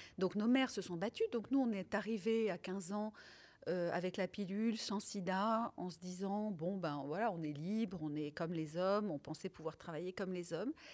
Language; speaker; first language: French; early bilingual, other home language; Italian